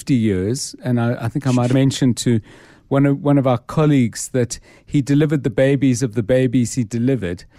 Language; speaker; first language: English; native; English